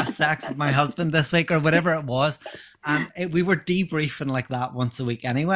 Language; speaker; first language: English; native; English